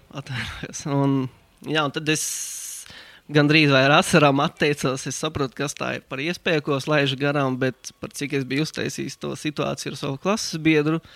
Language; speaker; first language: Latvian; native; Latvian